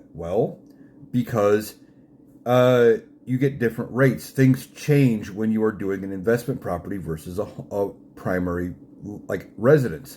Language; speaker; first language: English; native; English